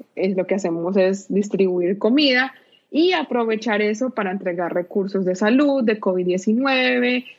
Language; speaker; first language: Spanish; native; Spanish